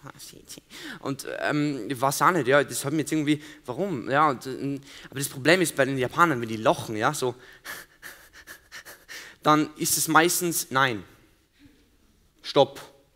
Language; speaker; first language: German; native; German